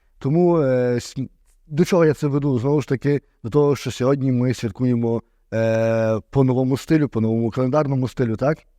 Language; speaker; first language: Ukrainian; native; Ukrainian